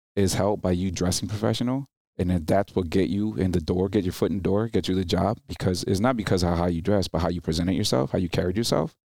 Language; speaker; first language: English; early bilingual, other home language; Spanish